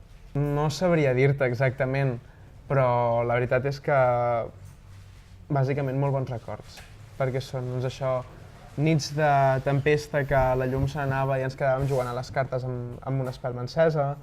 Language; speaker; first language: Catalan; native; Catalan